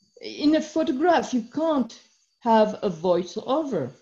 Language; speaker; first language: English; non-native, fluent; French